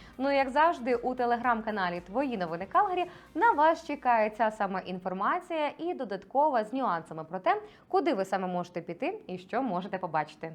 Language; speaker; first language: Ukrainian; native; Ukrainian